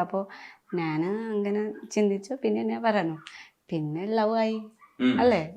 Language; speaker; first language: Malayalam; non-native, learner; Nepali